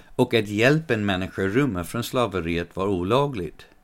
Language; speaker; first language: Swedish; non-native, fluent; English